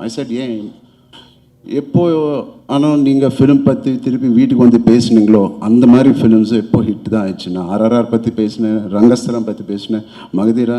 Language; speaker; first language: Tamil; non-native, learner; Telugu